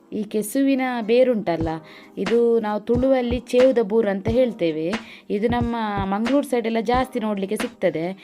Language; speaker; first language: Kannada; non-native, local second language; Tulu